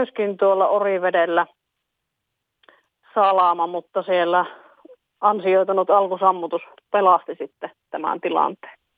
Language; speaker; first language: Finnish; native; Finnish